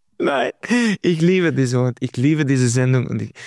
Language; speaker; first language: German; non-native, learner; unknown